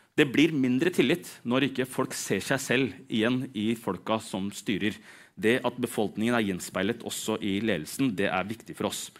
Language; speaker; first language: Norwegian; early bilingual, other home language; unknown